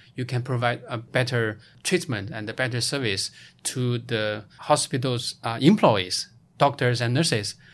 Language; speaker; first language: English; non-native, fluent; Chinese